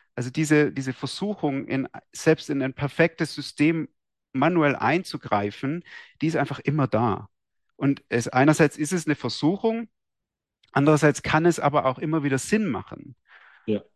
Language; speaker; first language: German; native; German